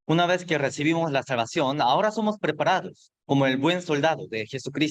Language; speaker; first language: Spanish; native; Spanish